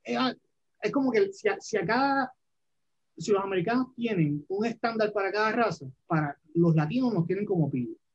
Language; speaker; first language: Spanish; native; Spanish